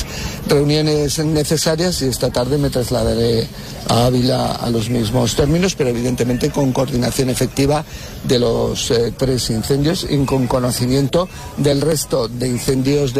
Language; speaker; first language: Spanish; native; Spanish